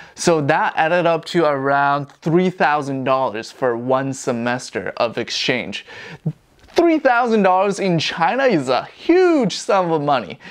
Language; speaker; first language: English; non-native, fluent; Chinese